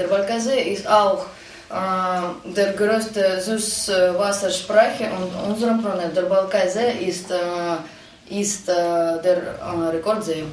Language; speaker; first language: German; non-native, learner; Russian